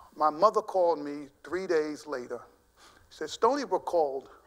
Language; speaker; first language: English; native; English